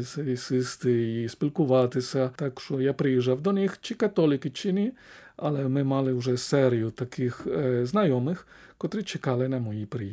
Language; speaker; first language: Ukrainian; non-native, fluent; Spanish